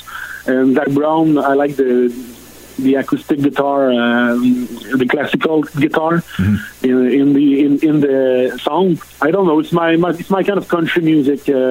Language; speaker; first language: English; non-native, learner; French